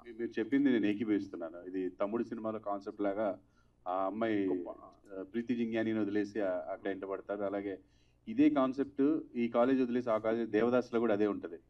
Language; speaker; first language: Telugu; native; Telugu